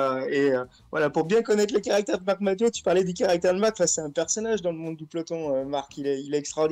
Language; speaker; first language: French; native; French